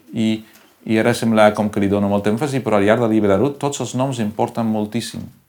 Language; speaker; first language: Catalan; non-native, local second language; Spanish